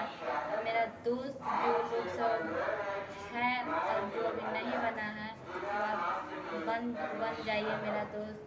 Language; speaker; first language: Hindi; non-native, local second language; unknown